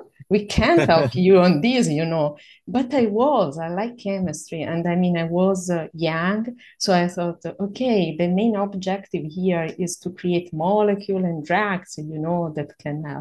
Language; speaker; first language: English; non-native, fluent; Italian